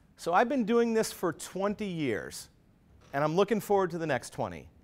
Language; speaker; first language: English; native; English